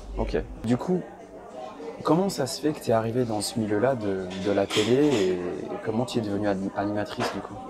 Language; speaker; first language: French; early bilingual, other home language; Lao